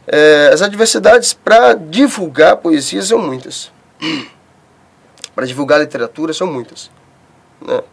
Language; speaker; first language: Portuguese; native; Portuguese